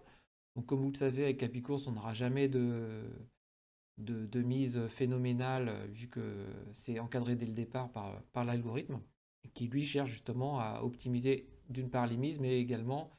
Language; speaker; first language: French; native; French